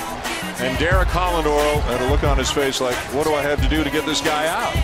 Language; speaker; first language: English; native; English